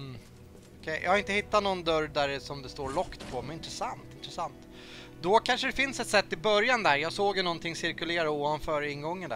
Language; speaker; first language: Swedish; native; Swedish